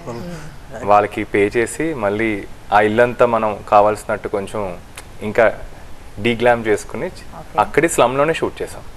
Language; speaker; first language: Telugu; native; Telugu